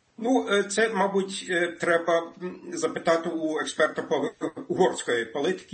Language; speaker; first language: Ukrainian; non-native, fluent; German